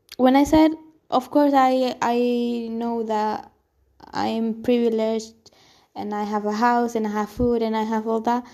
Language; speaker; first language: English; non-native, fluent; Spanish